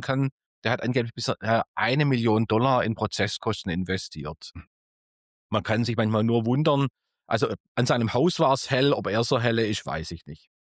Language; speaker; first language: German; native; German